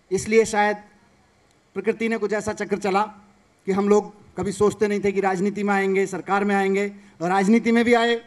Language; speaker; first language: Hindi; native; Hindi